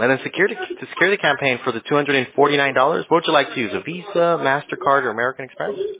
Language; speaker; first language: English; early bilingual, other home language; Spanish